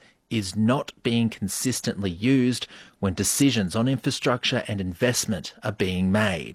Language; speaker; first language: English; native; English